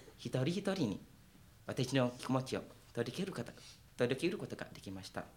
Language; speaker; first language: Japanese; non-native, fluent; Malay